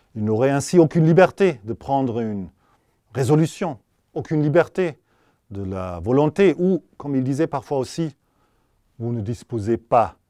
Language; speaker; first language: French; non-native, fluent; German